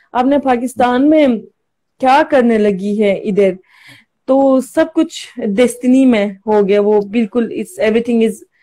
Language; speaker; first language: Hindi; non-native, learner; Turkish